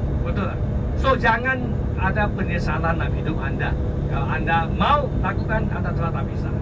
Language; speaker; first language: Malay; non-native, local second language; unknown